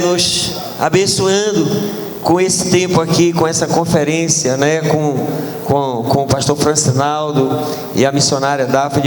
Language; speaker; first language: Portuguese; native; Portuguese